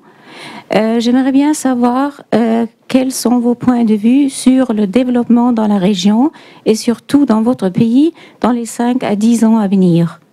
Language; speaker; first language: French; non-native, fluent; Norwegian